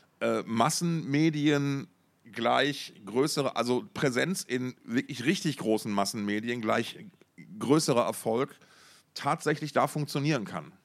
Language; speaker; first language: German; native; German